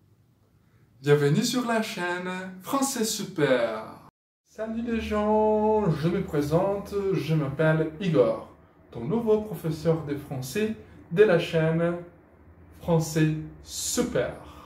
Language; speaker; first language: French; non-native, fluent; Portuguese